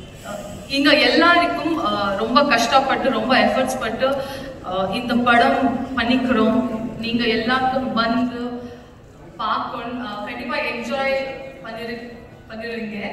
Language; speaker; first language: Tamil; non-native, learner; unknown